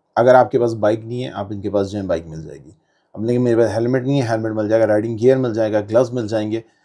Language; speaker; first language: Urdu; native; Urdu